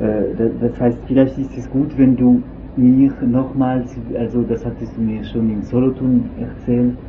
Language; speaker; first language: German; non-native, local second language; French